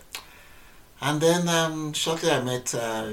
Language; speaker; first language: English; non-native, local second language; Yoruba